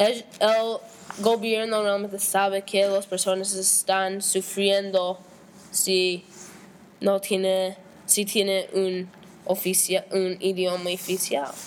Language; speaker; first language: Spanish; non-native, learner; English